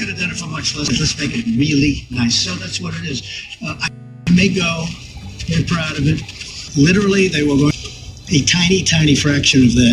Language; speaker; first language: English; native; English